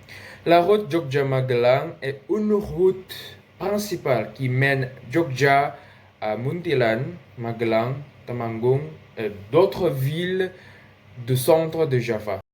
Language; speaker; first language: French; non-native, learner; Indonesian